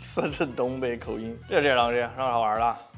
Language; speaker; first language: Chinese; non-native, fluent; English